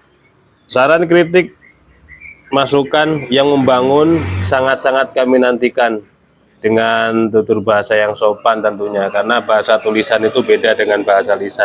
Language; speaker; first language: Indonesian; native; Indonesian